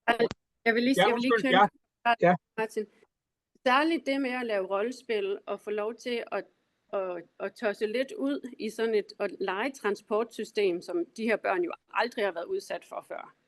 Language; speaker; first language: Danish; native; Danish